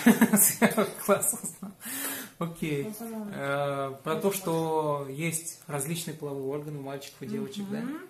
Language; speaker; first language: Russian; native; Russian